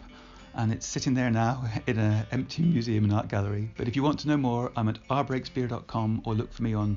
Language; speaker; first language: English; native; English